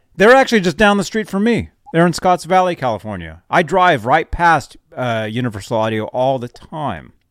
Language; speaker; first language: English; native; English